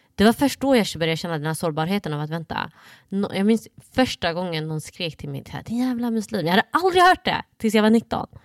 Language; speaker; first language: Swedish; early bilingual, other home language; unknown